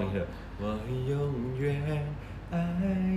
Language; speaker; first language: Chinese; non-native, learner; Thai